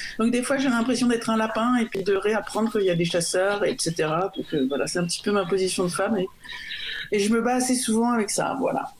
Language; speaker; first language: French; native; French